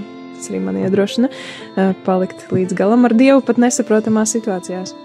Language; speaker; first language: Latvian; native; Latvian